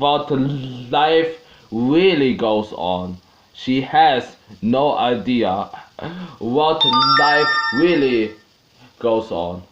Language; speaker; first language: English; non-native, learner; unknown